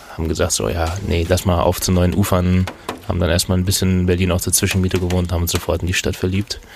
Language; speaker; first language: German; non-native, fluent; French